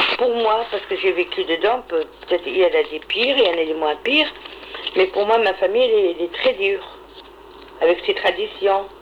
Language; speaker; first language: French; non-native, local second language; Arabic